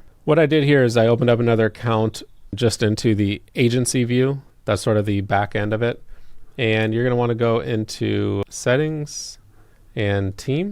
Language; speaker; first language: English; native; English